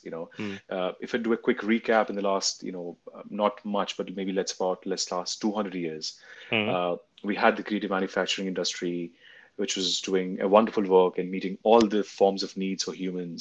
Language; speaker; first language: English; non-native, local second language; Hindi